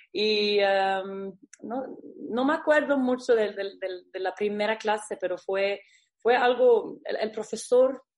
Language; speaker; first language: Spanish; non-native, learner; Swedish